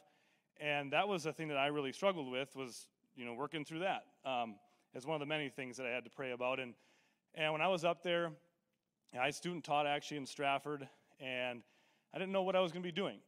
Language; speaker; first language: English; native; English